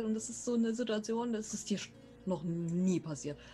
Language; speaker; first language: German; native; German